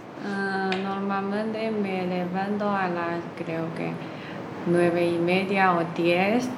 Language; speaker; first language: Spanish; non-native, learner; Chinese